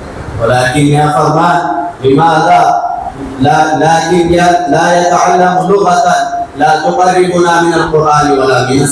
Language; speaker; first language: Arabic; non-native, learner; Urdu